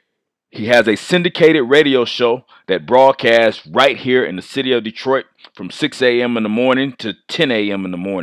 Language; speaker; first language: English; native; English